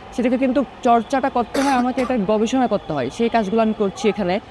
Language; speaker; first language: Bangla; non-native, local second language; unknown